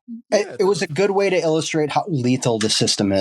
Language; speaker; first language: English; native; English